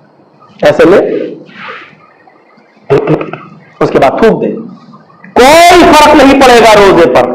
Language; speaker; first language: Urdu; native; Urdu